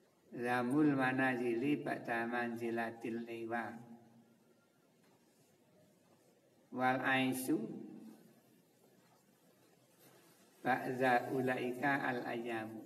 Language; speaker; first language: Arabic; non-native, fluent; Indonesian